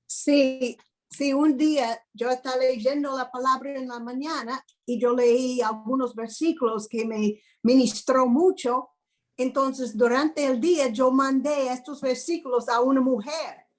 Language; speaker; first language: Spanish; non-native, fluent; English